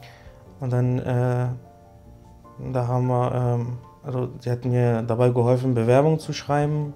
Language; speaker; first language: German; early bilingual, other home language; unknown